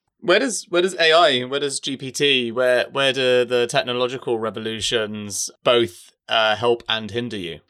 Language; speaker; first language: English; native; English